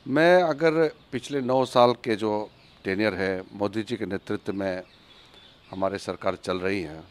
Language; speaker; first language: Hindi; native; Hindi